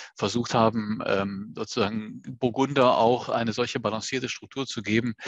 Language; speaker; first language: German; native; German